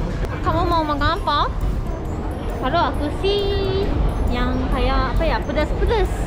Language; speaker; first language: Indonesian; non-native, fluent; Japanese